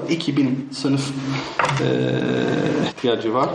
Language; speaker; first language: Turkish; non-native, fluent; Arabic